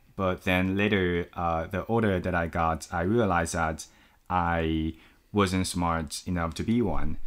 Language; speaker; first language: English; non-native, fluent; Chinese